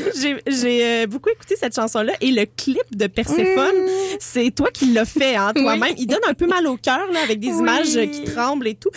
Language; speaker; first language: French; native; French